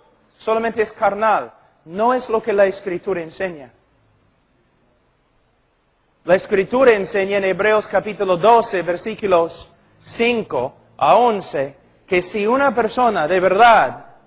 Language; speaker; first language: Spanish; non-native, fluent; English